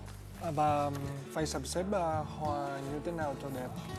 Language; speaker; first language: Vietnamese; non-native, learner; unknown